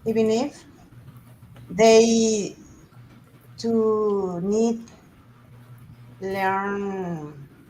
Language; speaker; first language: English; non-native, learner; Spanish